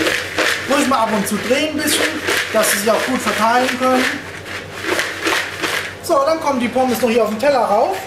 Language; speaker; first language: German; native; German